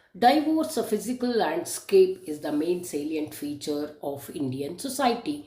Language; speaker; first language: English; non-native, local second language; Kannada